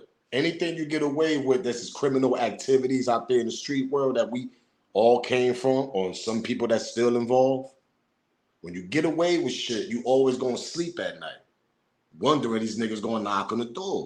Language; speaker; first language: English; native; English